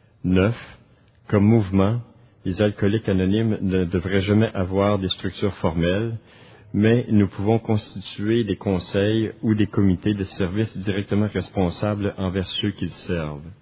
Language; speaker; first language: French; native; French